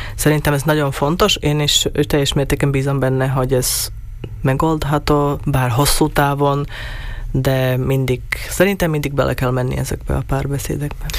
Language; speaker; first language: Hungarian; non-native, local second language; Slovak